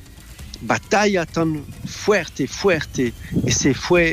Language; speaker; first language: Spanish; non-native, fluent; French